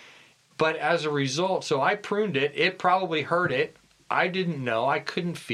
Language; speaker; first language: English; native; English